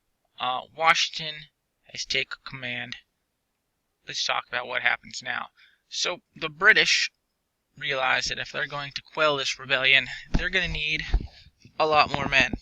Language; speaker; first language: English; native; English